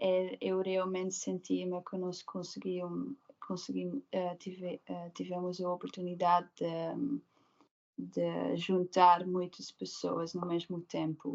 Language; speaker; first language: Portuguese; non-native, learner; Dutch